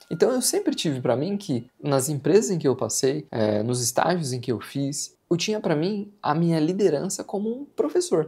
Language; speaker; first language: Portuguese; native; Portuguese